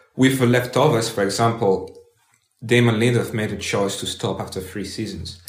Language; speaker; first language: English; non-native, fluent; French